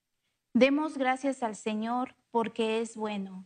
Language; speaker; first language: Spanish; native; Spanish